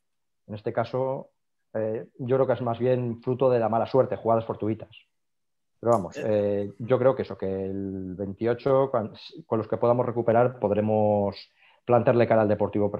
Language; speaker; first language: Spanish; native; Spanish